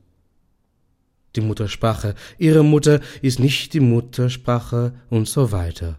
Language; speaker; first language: German; non-native, fluent; Hebrew